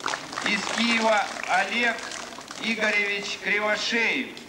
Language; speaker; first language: Russian; native; Russian